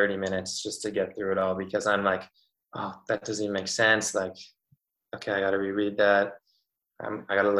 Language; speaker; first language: English; native; English